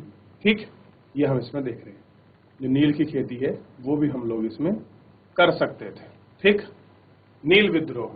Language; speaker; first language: Hindi; native; Hindi